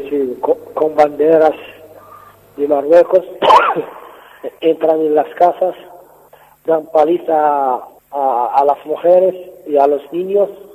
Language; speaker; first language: Spanish; non-native, fluent; Arabic